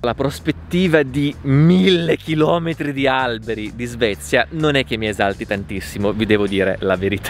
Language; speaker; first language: Italian; native; Italian